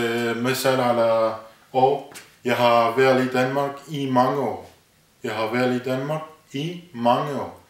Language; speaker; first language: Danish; non-native, fluent; Arabic